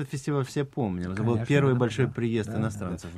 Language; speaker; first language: Russian; native; Russian